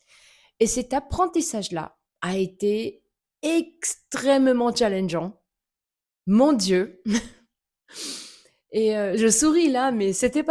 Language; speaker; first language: French; native; French